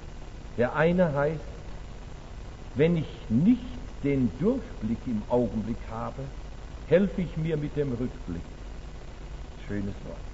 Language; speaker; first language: German; native; German